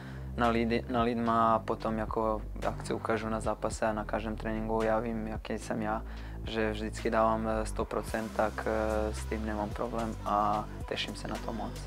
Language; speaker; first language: Czech; non-native, fluent; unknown